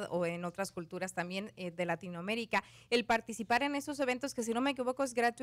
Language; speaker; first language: Spanish; native; Spanish